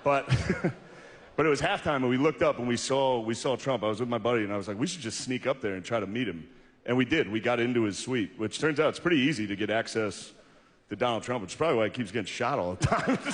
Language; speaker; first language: English; native; English